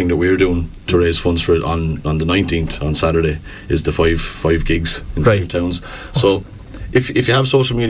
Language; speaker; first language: English; native; English